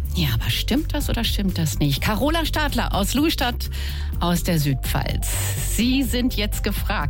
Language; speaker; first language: German; native; German